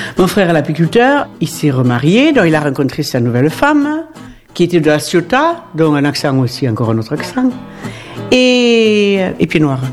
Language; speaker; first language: French; native; French